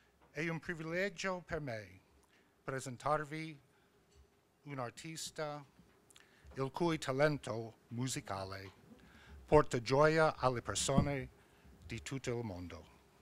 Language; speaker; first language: Italian; non-native, fluent; English